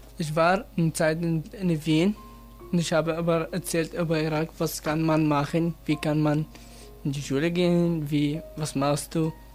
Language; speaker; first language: German; non-native, learner; Arabic